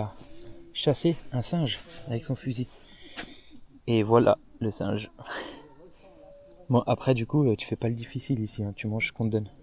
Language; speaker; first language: French; native; French